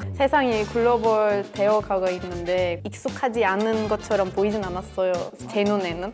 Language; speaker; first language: Korean; non-native, fluent; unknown